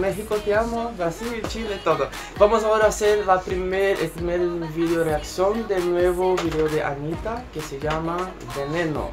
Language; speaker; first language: Spanish; non-native, fluent; Portuguese